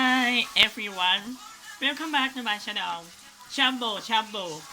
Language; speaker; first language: English; non-native, learner; Thai